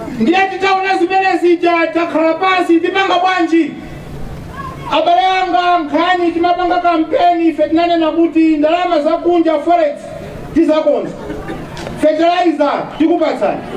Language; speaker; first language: Nyanja; non-native, local second language; Tumbuka